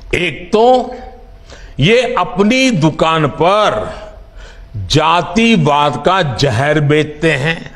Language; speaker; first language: Hindi; non-native, local second language; Gujarati